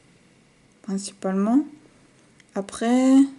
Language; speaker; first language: French; native; French